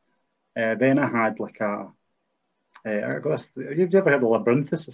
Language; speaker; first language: English; native; English